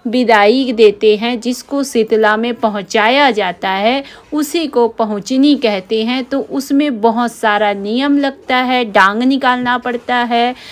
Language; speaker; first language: Hindi; native; Hindi